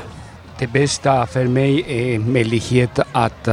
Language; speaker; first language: Swedish; non-native, fluent; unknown